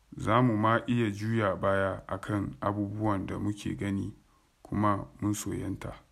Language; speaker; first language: Hausa; non-native, local second language; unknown